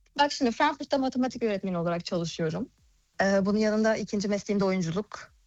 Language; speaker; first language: Turkish; early bilingual, heritage; Turkish